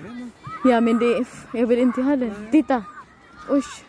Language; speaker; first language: Swedish; non-native, learner; Cebuano